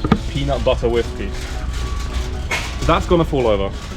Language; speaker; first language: English; non-native, fluent; Polish